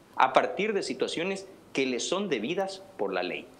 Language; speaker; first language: Spanish; native; Spanish